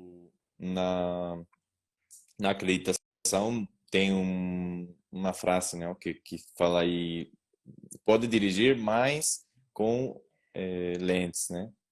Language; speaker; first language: Portuguese; non-native, learner; Spanish